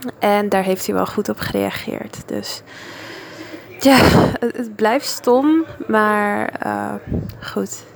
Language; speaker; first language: Dutch; non-native, fluent; Italian